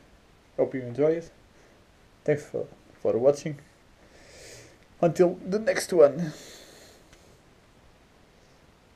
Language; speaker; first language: English; non-native, learner; Portuguese